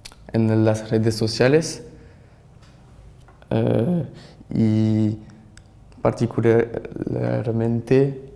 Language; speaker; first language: Spanish; non-native, learner; French